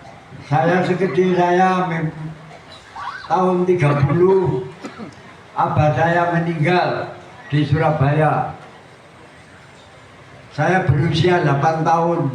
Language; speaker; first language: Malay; non-native, local second language; Javanese